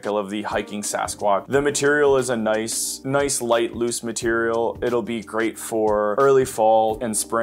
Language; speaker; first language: English; native; English